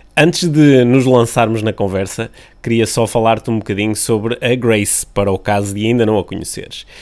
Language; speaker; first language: Portuguese; native; Portuguese